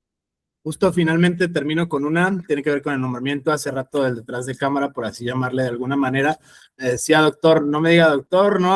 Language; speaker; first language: Spanish; native; Spanish